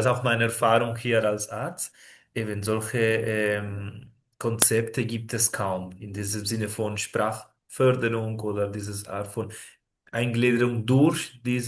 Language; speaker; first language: German; non-native, fluent; Spanish